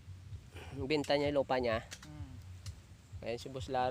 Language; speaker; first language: Filipino; native; Filipino